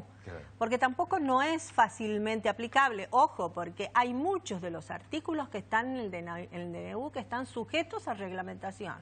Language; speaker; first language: Spanish; native; Spanish